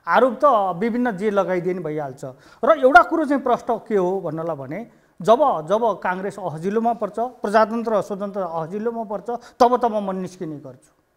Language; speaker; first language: Nepali; native; Nepali